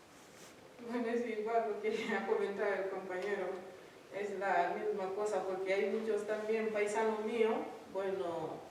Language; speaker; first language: Spanish; non-native, learner; Fula